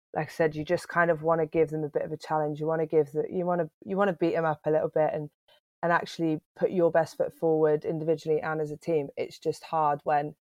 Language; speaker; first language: English; native; English